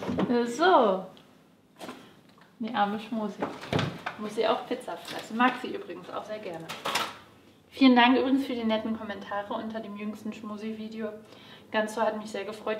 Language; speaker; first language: German; native; German